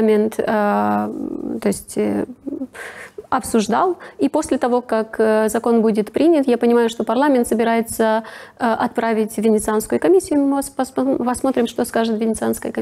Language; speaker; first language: Russian; non-native, local second language; Romanian